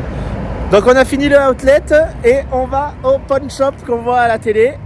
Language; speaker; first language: French; native; French